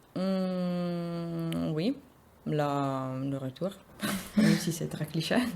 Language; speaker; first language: French; non-native, fluent; Italian